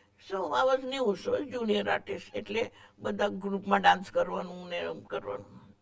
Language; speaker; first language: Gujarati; non-native, local second language; Marathi